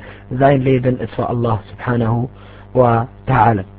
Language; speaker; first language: German; non-native, fluent; Arabic